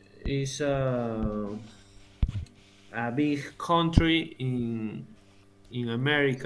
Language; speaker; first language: English; non-native, learner; Spanish